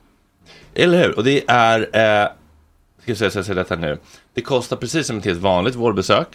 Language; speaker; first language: Swedish; native; Swedish